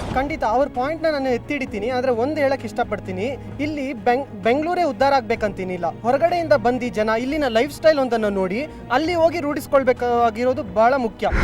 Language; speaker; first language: Kannada; native; Kannada